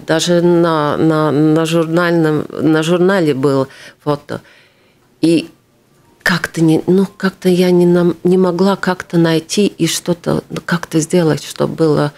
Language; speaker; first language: Russian; non-native, local second language; Latvian